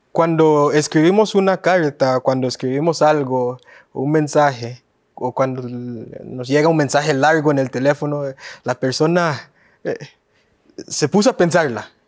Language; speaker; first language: Spanish; early bilingual, heritage; Spanish